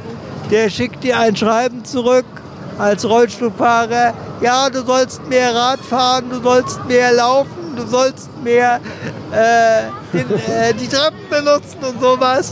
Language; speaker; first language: German; native; German